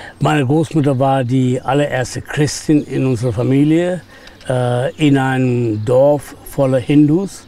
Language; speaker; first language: German; non-native, fluent; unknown